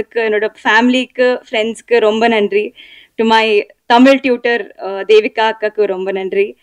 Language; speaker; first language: Tamil; non-native, learner; Telugu